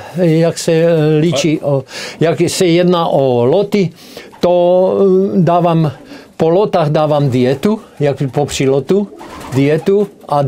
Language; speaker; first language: Polish; non-native, learner; Czech